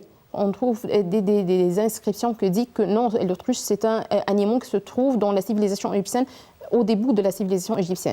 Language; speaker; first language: French; non-native, learner; Arabic